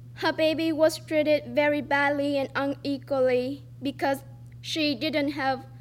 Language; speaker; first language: English; non-native, fluent; Vietnamese